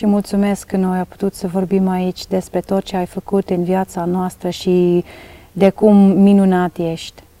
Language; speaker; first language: Romanian; non-native, learner; Dutch